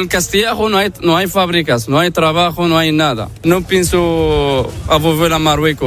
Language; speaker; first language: Spanish; non-native, learner; Arabic